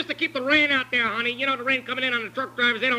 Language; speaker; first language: English; native; English